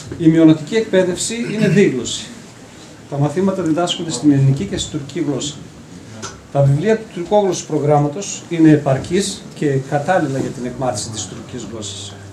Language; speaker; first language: Greek; non-native, local second language; Bulgarian